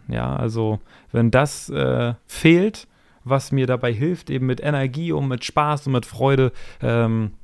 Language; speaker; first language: German; native; German